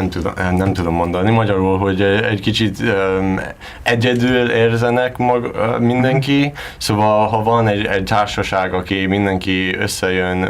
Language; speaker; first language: Hungarian; non-native, learner; English